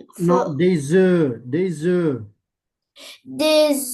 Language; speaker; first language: French; non-native, learner; Arabic